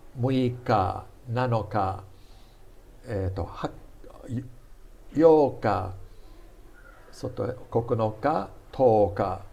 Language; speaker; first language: Japanese; non-native, fluent; English